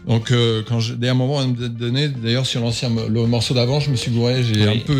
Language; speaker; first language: French; native; French